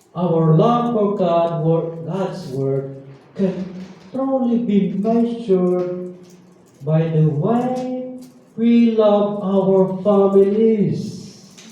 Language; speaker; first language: English; non-native, local second language; Filipino